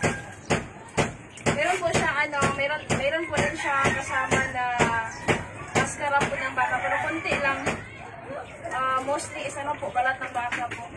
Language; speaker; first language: Filipino; non-native, local second language; Cebuano